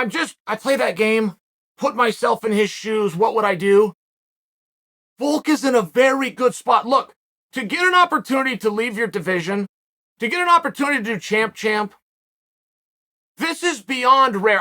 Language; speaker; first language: English; native; English